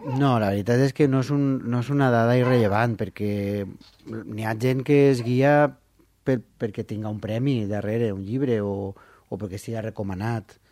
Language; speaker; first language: Catalan; non-native, local second language; Spanish